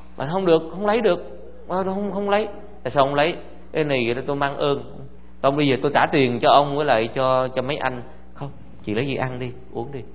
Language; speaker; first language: Vietnamese; early bilingual, heritage; Vietnamese